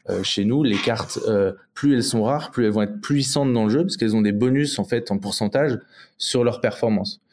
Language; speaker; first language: French; native; French